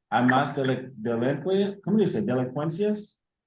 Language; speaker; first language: Spanish; early bilingual, heritage; English